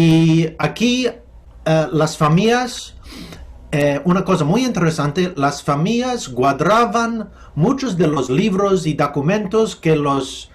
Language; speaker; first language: Spanish; non-native, fluent; English